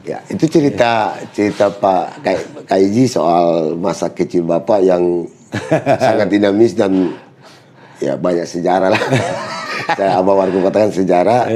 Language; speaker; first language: Indonesian; native; Indonesian